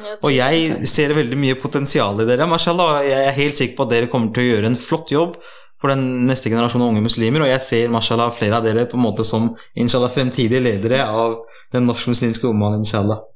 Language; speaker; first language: Norwegian; early bilingual, other home language; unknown